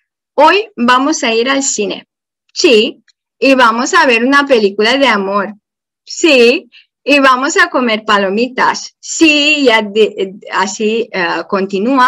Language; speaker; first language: Spanish; non-native, fluent; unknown